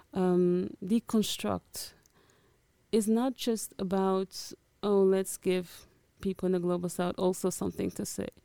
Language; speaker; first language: English; early bilingual, other home language; Portuguese